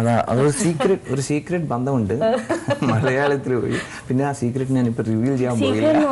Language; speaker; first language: Malayalam; non-native, learner; Telugu